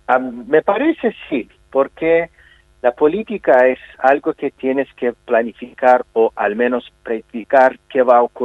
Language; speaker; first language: Spanish; non-native, fluent; Azerbaijani